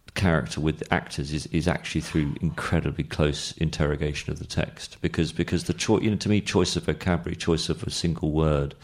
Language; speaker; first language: English; native; English